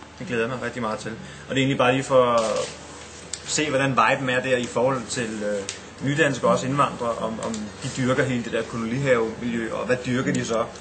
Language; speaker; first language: Danish; early bilingual, other home language; Arabic